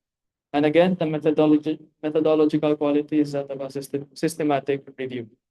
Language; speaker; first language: English; non-native, local second language; Filipino